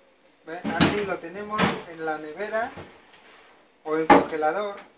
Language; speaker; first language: Spanish; non-native, fluent; Persian